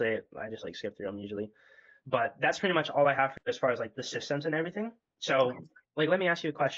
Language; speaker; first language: English; native; English